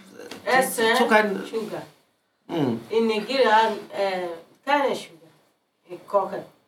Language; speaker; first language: German; non-native, learner; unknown